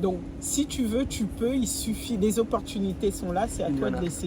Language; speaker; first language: French; native; French